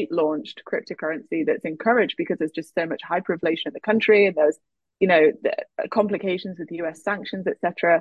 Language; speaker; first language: English; native; English